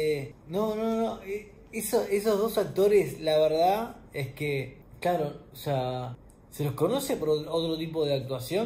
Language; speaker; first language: Spanish; native; Spanish